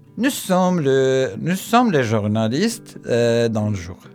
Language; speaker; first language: French; non-native, learner; Arabic